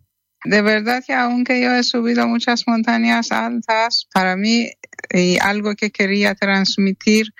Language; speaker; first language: Spanish; non-native, learner; Persian